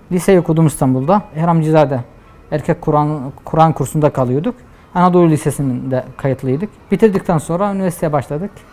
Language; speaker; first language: Turkish; non-native, fluent; Arabic